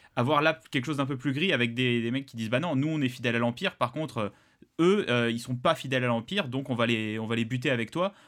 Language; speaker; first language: French; native; French